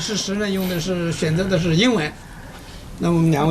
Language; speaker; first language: Chinese; native; Chinese